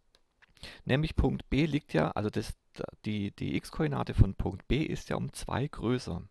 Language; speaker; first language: German; native; German